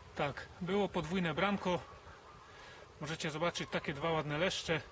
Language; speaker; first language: Polish; native; Polish